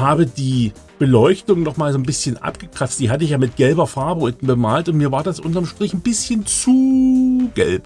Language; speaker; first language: German; native; German